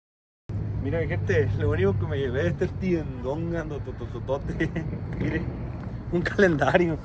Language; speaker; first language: Spanish; native; Spanish